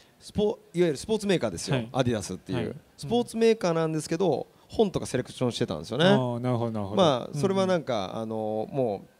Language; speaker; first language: Japanese; native; Japanese